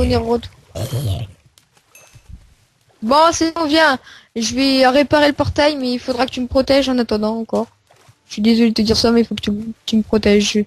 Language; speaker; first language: French; native; French